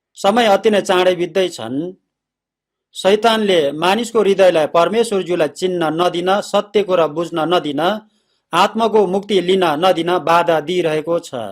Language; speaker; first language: Nepali; non-native, fluent; Korean